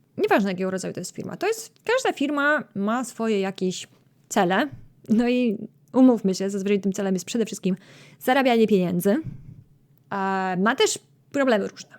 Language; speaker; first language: Polish; native; Polish